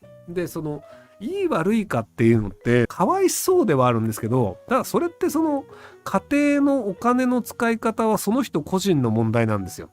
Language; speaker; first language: Japanese; native; Japanese